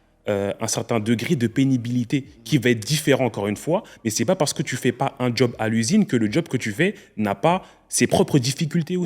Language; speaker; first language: French; native; French